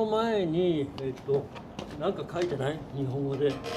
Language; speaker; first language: Japanese; native; Japanese